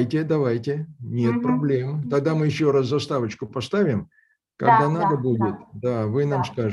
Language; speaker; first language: Russian; native; Russian